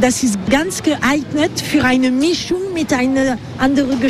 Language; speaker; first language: German; non-native, fluent; French